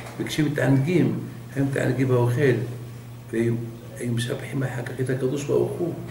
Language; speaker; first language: Hebrew; non-native, fluent; Arabic